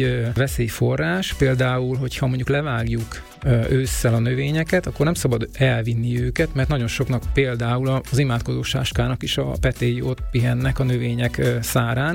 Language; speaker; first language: Hungarian; native; Hungarian